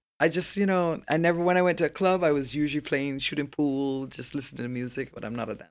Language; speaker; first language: English; native; English